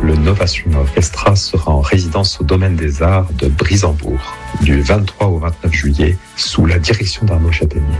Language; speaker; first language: French; native; French